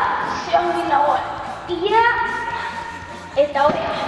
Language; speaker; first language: Basque; non-native, local second language; Spanish